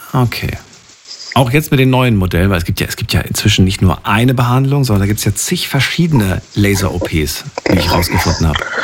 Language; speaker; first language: German; native; German